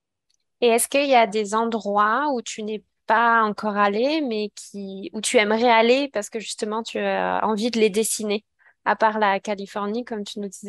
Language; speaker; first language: French; native; French